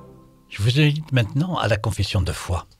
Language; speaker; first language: French; native; French